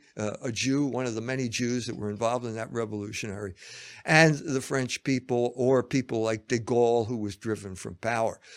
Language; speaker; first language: English; native; English